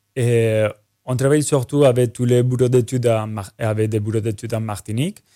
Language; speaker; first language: French; non-native, fluent; Spanish